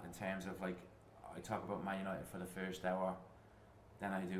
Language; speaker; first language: English; native; English